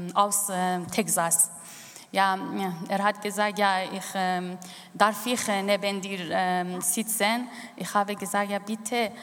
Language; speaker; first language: German; non-native, fluent; Persian